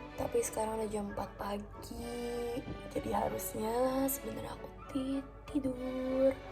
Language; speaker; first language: Indonesian; native; Indonesian